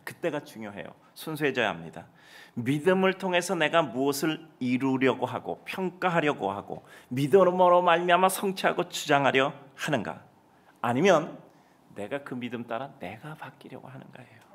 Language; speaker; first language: Korean; native; Korean